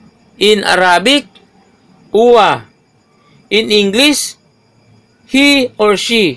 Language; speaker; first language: English; non-native, local second language; Maguindanaon